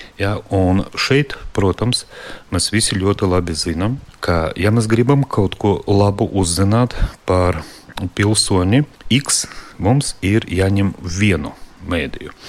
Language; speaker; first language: Latvian; non-native, local second language; Russian